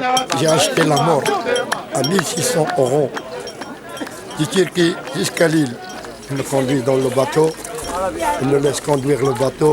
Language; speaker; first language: French; non-native, local second language; Arabic